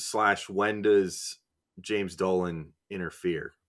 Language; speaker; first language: English; native; English